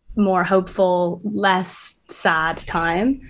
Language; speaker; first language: English; native; English